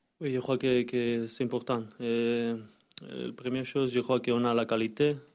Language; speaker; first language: French; non-native, learner; Spanish